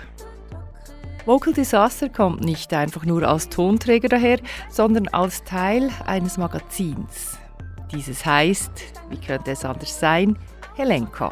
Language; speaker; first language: German; native; German